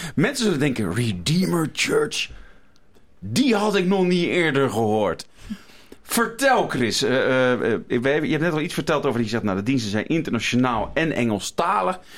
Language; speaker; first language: Dutch; native; Dutch